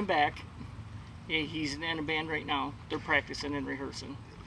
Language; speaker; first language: English; native; English